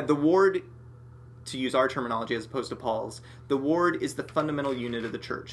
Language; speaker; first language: English; native; English